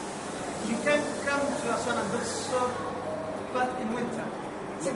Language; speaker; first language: English; non-native, learner; Arabic